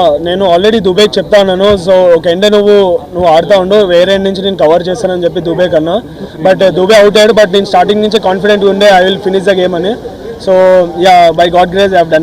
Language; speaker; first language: Telugu; native; Telugu